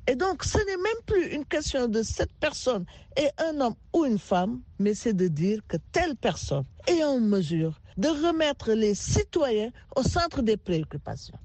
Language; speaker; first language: French; non-native, local second language; Wolof